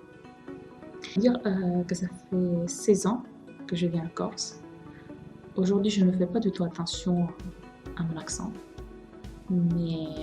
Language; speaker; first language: French; non-native, fluent; Romanian